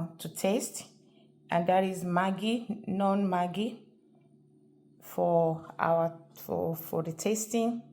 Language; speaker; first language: English; non-native, local second language; Yoruba